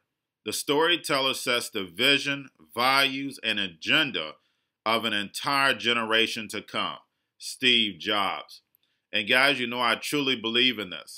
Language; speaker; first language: English; native; English